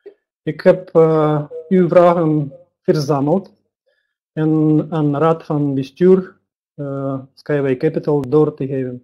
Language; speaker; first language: Dutch; non-native, learner; Russian